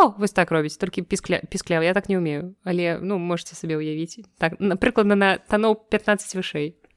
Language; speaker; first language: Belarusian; non-native, local second language; Russian